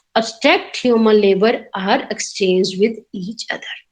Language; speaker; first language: English; non-native, local second language; Punjabi